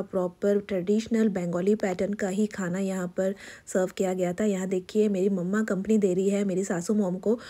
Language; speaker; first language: Hindi; non-native, local second language; Bangla